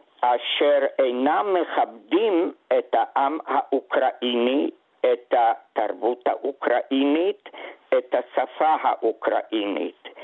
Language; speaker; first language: Hebrew; non-native, fluent; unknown